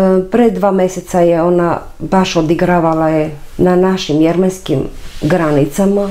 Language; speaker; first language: Serbian; non-native, fluent; Armenian